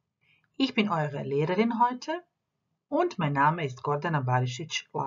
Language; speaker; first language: German; non-native, fluent; Croatian